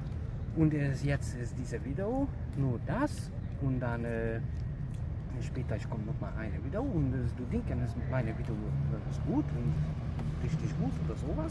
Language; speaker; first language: German; non-native, learner; Hungarian